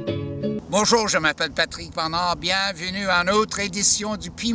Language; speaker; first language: French; non-native, local second language; English